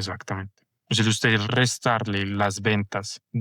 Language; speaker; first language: Spanish; native; Spanish